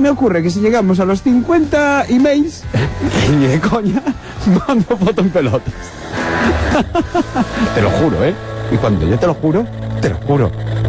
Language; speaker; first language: Spanish; native; Spanish